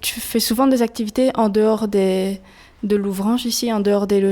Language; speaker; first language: French; native; French